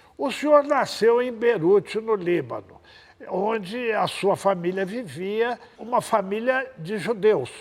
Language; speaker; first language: Portuguese; native; Portuguese